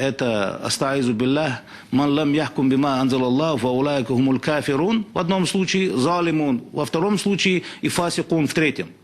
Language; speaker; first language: Russian; non-native, local second language; Chechen